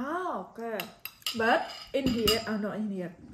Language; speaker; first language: English; non-native, learner; Indonesian